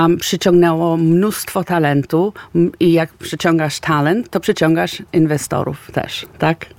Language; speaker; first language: Polish; early bilingual, heritage; Polish